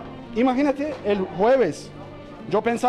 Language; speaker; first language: Spanish; non-native, learner; Turkish